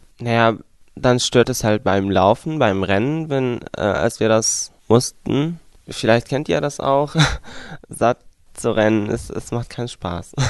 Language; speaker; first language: German; non-native, fluent; Arabic